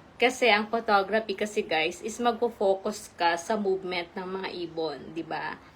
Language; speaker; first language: Filipino; non-native, local second language; Iloko